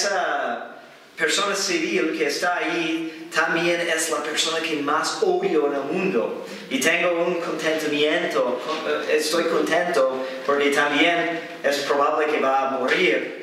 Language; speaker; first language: Spanish; non-native, fluent; English